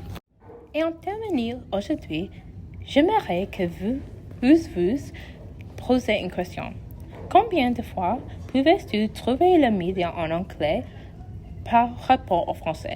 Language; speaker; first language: French; non-native, learner; English